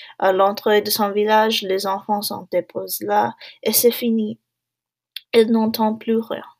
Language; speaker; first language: French; non-native, learner; English